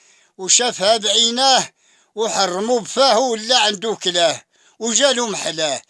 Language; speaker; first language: Arabic; native; Arabic